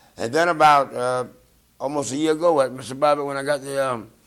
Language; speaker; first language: English; native; English